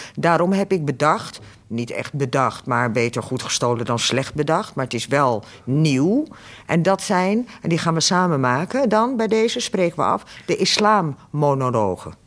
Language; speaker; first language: Dutch; early bilingual, other home language; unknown